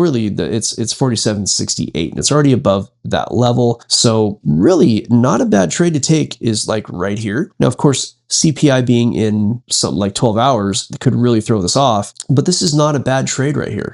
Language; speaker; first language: English; native; English